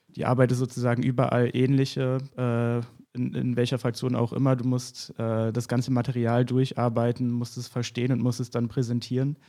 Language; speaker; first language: German; native; German